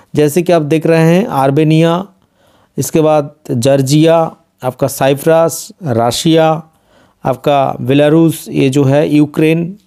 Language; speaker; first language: Hindi; non-native, local second language; Bangla